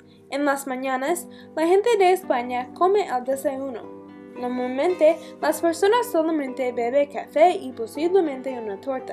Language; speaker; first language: Spanish; non-native, learner; English